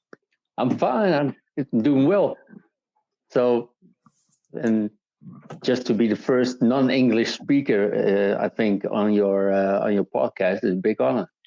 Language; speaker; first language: English; non-native, fluent; Dutch